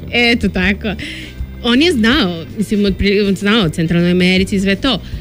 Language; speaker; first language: Serbian; non-native, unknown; Spanish